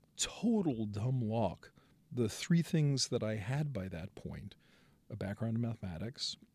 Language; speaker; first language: English; native; English